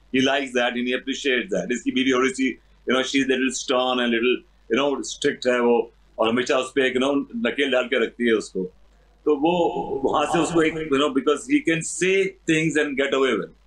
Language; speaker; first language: Hindi; native; Hindi